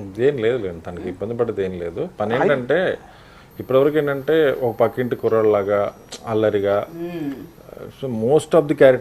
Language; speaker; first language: Telugu; native; Telugu